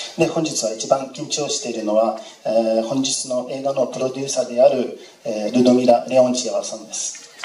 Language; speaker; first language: Japanese; non-native, fluent; Russian